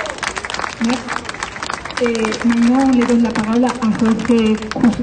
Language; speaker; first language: French; non-native, learner; Spanish